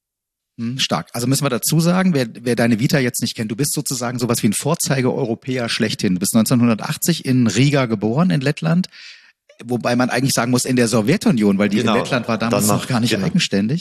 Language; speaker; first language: German; native; German